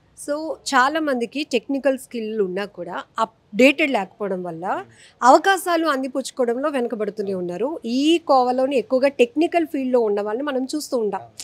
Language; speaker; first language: Telugu; native; Telugu